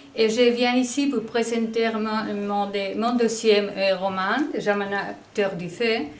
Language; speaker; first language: French; non-native, learner; Spanish